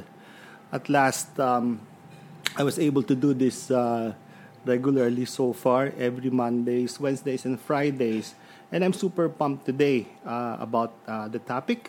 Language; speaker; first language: English; non-native, local second language; Filipino